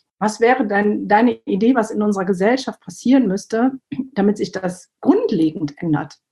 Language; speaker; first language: German; early bilingual, other home language; Turkish